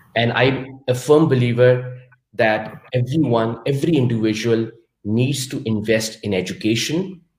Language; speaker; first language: English; non-native, local second language; Urdu